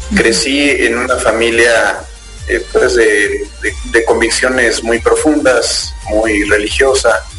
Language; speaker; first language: Spanish; native; Spanish